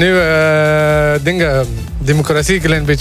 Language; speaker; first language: Dutch; non-native, learner; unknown